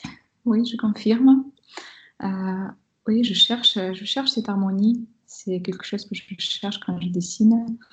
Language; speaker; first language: French; non-native, fluent; Russian